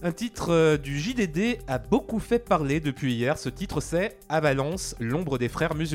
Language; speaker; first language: French; native; French